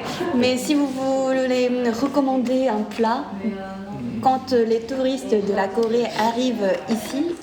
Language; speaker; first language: French; non-native, fluent; Korean